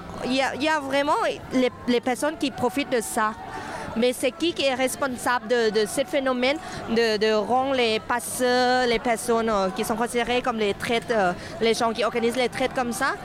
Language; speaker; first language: French; non-native, fluent; Thai